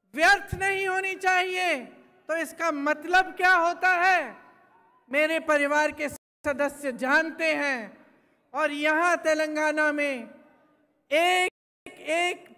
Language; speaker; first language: Hindi; native; Hindi